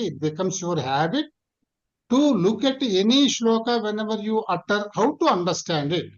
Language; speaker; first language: English; non-native, local second language; Telugu